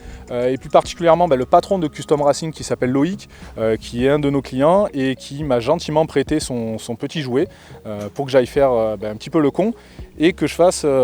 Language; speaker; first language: French; native; French